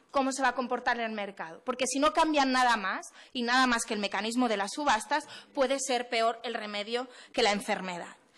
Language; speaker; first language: Spanish; non-native, local second language; Catalan